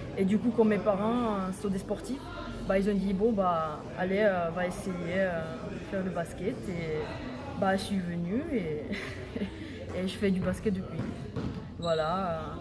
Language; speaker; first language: French; non-native, fluent; Czech